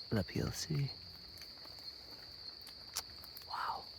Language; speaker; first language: Spanish; non-native, learner; English